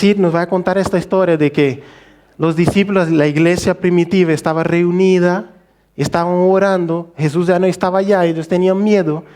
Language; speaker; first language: Spanish; non-native, fluent; Portuguese